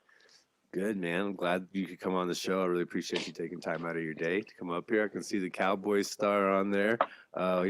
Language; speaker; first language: English; native; English